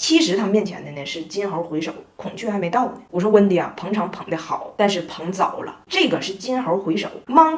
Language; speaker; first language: Chinese; native; Chinese